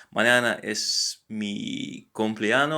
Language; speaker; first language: Spanish; non-native, learner; English